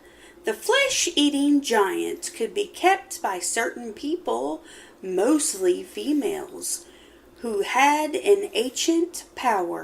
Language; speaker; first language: English; native; English